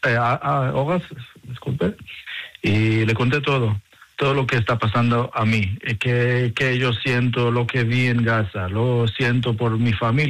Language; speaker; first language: Spanish; non-native, fluent; Hebrew